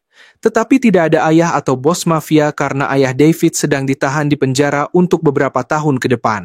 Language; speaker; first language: Indonesian; native; Indonesian